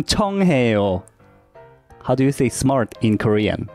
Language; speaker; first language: English; non-native, fluent; Korean